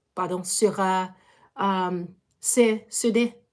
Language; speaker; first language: French; non-native, learner; English